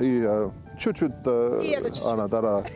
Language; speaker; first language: Russian; non-native, learner; English